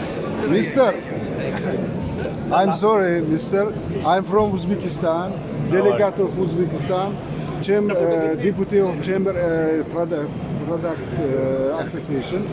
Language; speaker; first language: English; non-native, learner; Uzbek